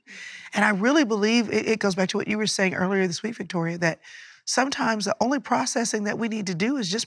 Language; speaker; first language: English; native; English